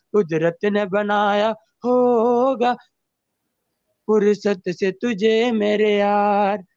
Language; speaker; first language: Hindi; native; Hindi